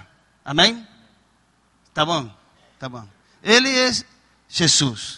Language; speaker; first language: Portuguese; non-native, learner; Spanish